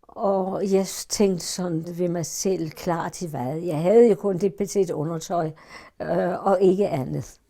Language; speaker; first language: Danish; early bilingual, other home language; German